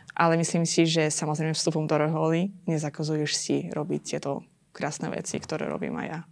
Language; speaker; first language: Slovak; non-native, fluent; Azerbaijani